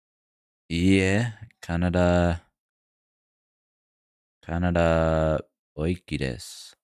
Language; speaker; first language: Japanese; non-native, learner; English